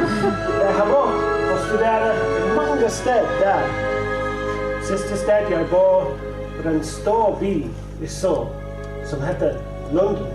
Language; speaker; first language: Swedish; non-native, learner; English